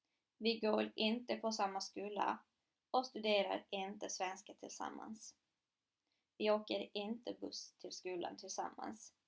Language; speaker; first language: Swedish; non-native, fluent; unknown